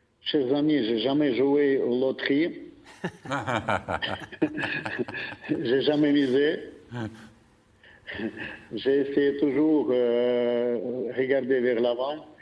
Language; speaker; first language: French; non-native, fluent; Russian